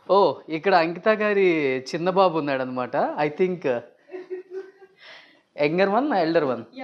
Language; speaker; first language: Telugu; native; Telugu